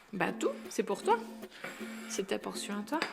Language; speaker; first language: French; native; French